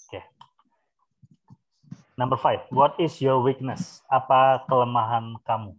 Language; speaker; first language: English; non-native, fluent; Indonesian